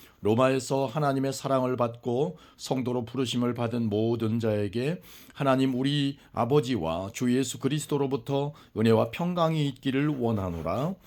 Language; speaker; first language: Korean; native; Korean